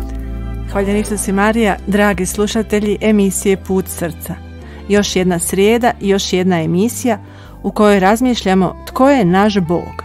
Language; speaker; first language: Croatian; native; Croatian